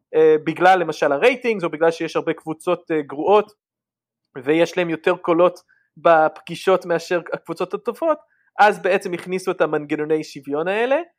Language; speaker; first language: Hebrew; early bilingual, other home language; English